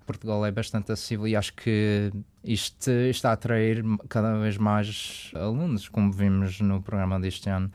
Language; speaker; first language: Portuguese; early bilingual, heritage; Portuguese